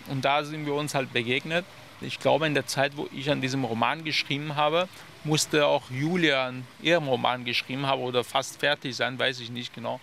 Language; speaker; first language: German; non-native, fluent; Persian